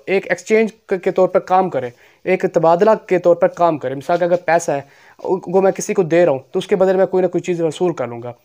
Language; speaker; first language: Urdu; non-native, local second language; Punjabi